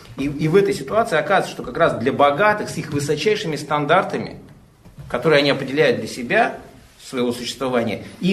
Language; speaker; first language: Russian; native; Russian